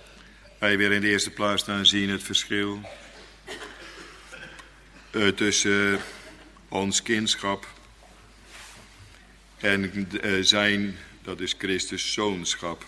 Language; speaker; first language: Dutch; native; Dutch